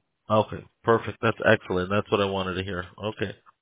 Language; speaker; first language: English; early bilingual, other home language; Spanish